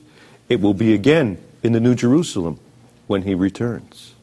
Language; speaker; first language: English; native; English